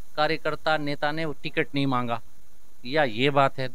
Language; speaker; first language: Hindi; native; Hindi